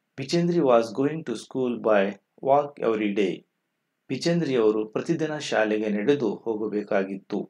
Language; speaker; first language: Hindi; non-native, local second language; Kannada